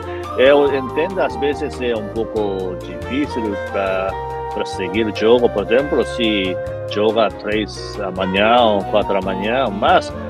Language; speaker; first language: Portuguese; non-native, fluent; Japanese